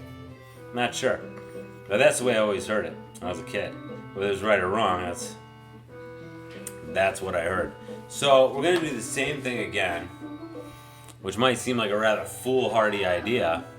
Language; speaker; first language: English; native; English